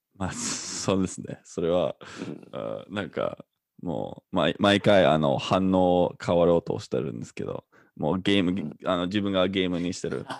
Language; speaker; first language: Japanese; non-native, fluent; English